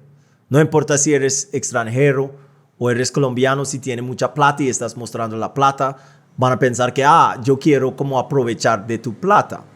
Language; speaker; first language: Spanish; non-native, fluent; English